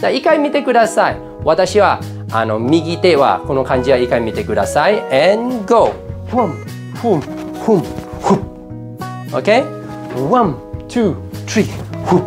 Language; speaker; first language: Japanese; non-native, fluent; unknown